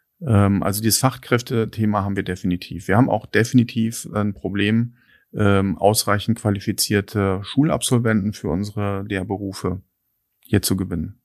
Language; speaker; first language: German; native; German